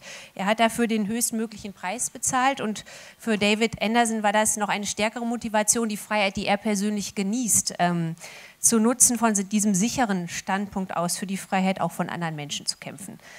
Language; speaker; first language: German; native; German